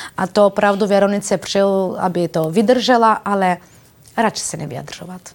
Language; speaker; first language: Czech; non-native, fluent; Bulgarian